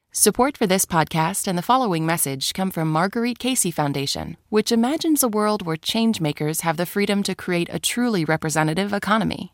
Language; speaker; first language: English; native; English